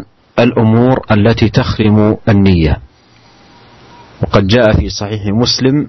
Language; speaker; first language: Arabic; native; Arabic